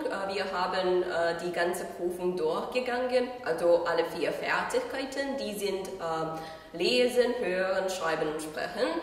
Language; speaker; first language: German; non-native, fluent; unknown